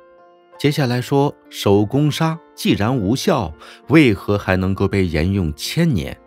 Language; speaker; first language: Chinese; native; Chinese